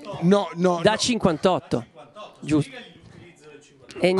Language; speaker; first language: Italian; native; Italian